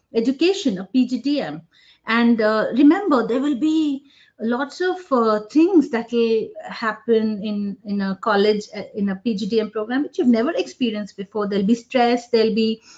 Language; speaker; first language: English; non-native, local second language; Hindi